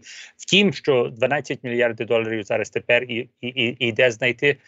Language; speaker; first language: Ukrainian; early bilingual, heritage; Ukrainian